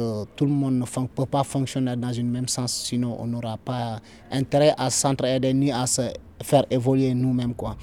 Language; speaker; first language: French; non-native, local second language; Fula